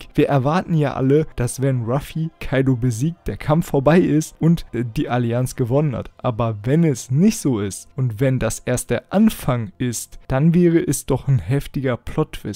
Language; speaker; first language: German; native; German